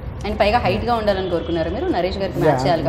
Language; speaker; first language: Telugu; native; Telugu